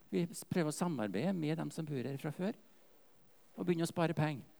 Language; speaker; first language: Norwegian; native; Norwegian